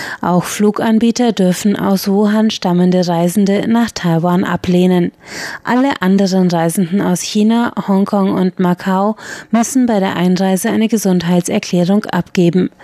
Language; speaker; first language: German; native; German